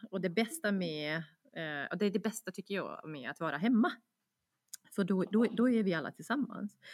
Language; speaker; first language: Swedish; non-native, fluent; Bosnian